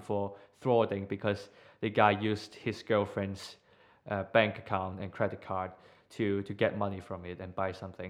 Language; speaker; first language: English; non-native, local second language; Cantonese